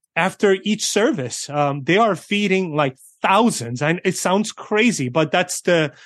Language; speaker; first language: English; early bilingual, other home language; Korean